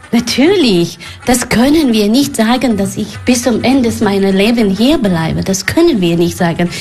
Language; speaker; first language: German; non-native, learner; Persian